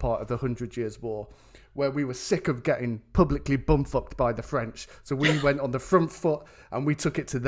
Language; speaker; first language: English; native; English